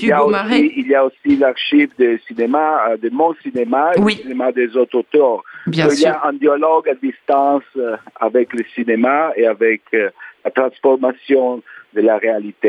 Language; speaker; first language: French; non-native, learner; Italian